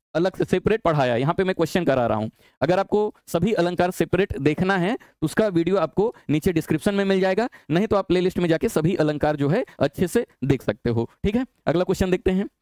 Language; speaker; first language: Hindi; native; Hindi